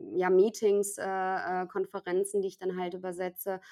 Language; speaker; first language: German; native; German